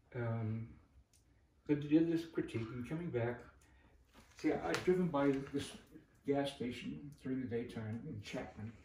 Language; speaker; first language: English; native; English